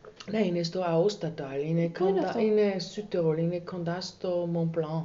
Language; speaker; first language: Greek; non-native, learner; German